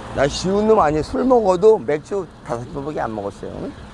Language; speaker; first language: Korean; native; Korean